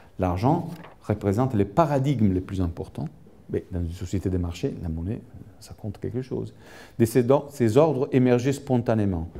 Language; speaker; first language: French; non-native, fluent; Italian